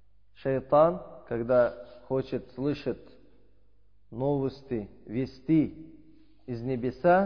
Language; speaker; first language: Russian; non-native, learner; Uzbek